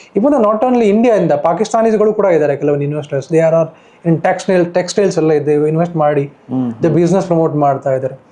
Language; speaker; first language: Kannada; native; Kannada